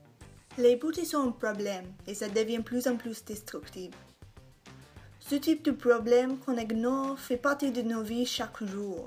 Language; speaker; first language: French; non-native, local second language; English